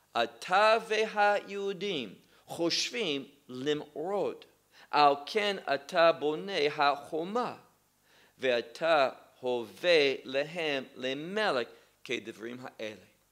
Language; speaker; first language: Hebrew; non-native, fluent; English